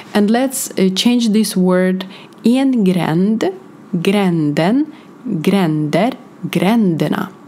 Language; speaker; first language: Swedish; non-native, fluent; Ukrainian